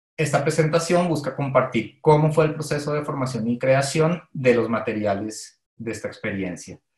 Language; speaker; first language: Spanish; native; Spanish